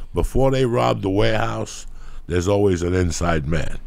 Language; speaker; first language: English; native; English